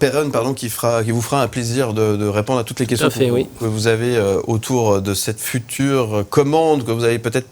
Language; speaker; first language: French; native; French